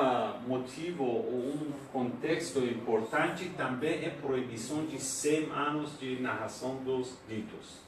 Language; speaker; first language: Portuguese; non-native, learner; Persian